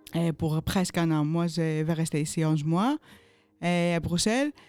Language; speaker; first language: French; non-native, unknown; Greek